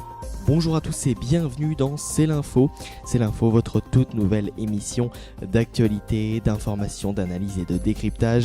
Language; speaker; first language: French; native; French